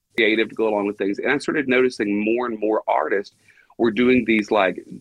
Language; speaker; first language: English; native; English